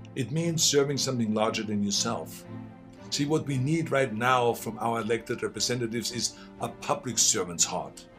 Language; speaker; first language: English; non-native, fluent; German